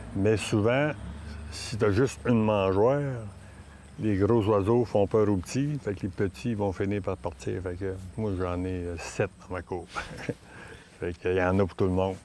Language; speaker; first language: French; native; French